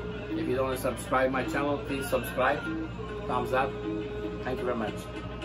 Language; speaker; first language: English; non-native, learner; Persian